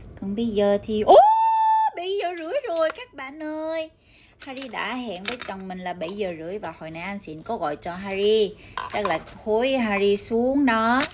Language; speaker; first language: Vietnamese; early bilingual, heritage; Korean